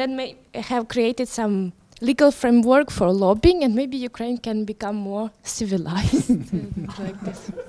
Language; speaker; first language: English; non-native, fluent; Ukrainian